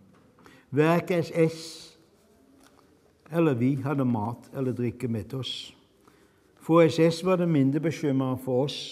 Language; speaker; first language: Swedish; non-native, fluent; Dutch